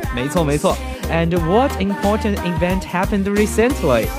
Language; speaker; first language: English; non-native, learner; Chinese